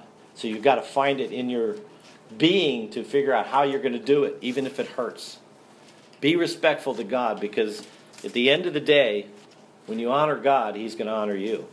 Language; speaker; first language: English; native; English